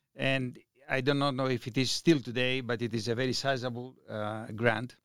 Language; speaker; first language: English; non-native, fluent; Greek